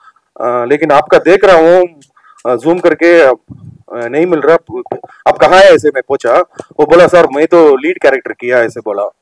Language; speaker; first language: Hindi; non-native, local second language; Telugu